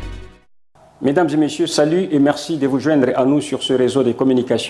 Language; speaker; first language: French; non-native, fluent; Portuguese